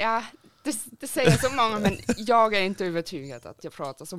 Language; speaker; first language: Swedish; non-native, fluent; German